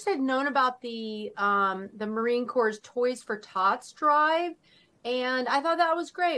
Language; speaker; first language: English; native; English